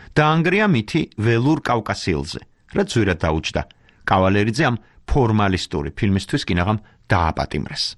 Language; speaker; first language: Georgian; native; Georgian